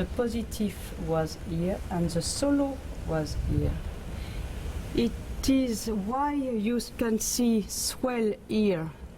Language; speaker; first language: English; non-native, learner; French